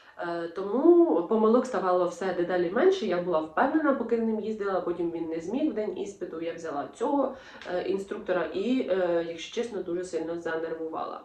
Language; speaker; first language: Ukrainian; non-native, local second language; Russian